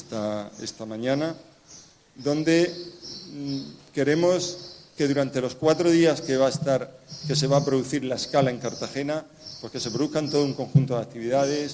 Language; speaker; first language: Spanish; native; Spanish